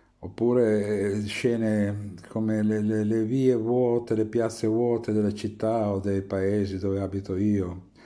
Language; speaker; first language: Italian; native; Italian